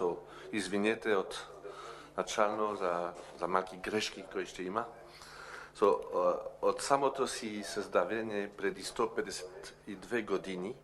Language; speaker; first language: Bulgarian; non-native, learner; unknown